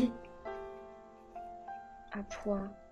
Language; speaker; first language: Italian; non-native, learner; Chinese